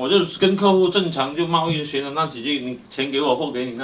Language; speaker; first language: Chinese; native; Chinese